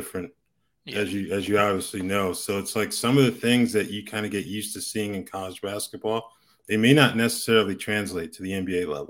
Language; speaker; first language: English; native; English